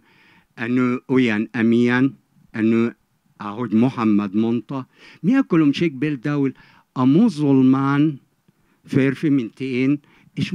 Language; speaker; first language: Hungarian; non-native, fluent; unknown